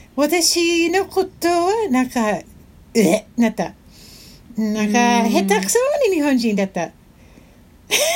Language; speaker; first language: Japanese; non-native, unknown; English